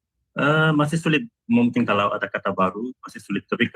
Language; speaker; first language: Indonesian; non-native, learner; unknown